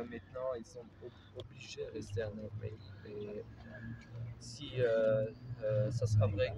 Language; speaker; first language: French; non-native, learner; Armenian